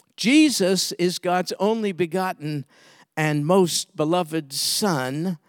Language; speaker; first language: English; native; English